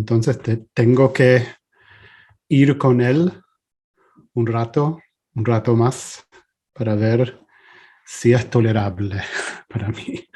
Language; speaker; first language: Spanish; non-native, fluent; English